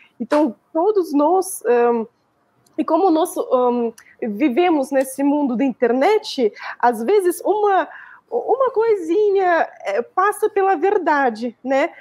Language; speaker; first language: Portuguese; non-native, fluent; Russian